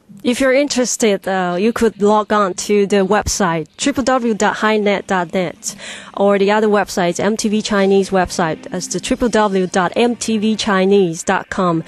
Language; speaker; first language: English; non-native, fluent; Chinese